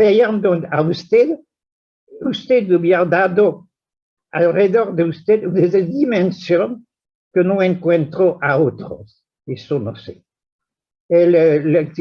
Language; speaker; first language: Spanish; non-native, fluent; French